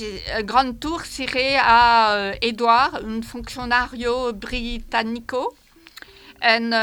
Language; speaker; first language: Spanish; non-native, fluent; French